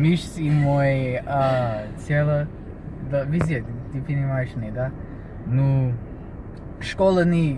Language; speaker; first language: Russian; early bilingual, heritage; Russian